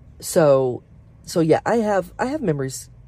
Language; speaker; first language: English; native; English